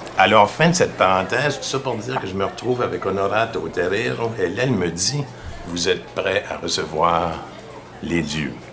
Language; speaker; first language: French; native; French